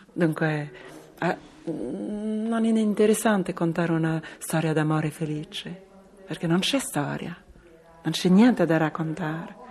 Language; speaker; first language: Italian; non-native, fluent; French